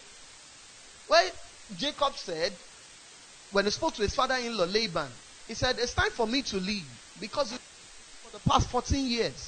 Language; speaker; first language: English; non-native, local second language; Yoruba